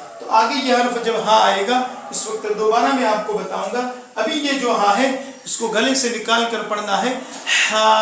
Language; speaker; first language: Urdu; non-native, local second language; Gujarati